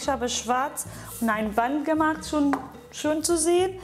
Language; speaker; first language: German; non-native, fluent; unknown